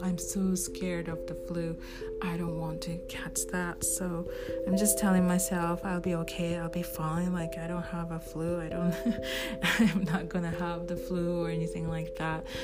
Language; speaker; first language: English; non-native, fluent; Japanese